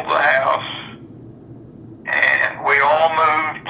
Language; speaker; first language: English; native; English